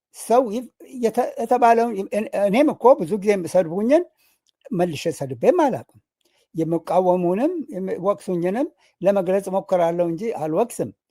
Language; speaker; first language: Amharic; non-native, local second language; Oromo